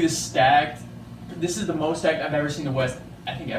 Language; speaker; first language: English; native; English